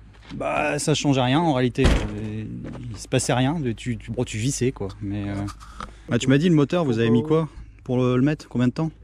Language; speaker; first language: French; native; French